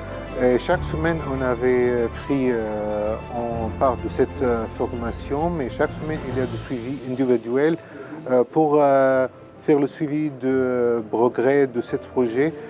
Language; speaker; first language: French; non-native, fluent; Arabic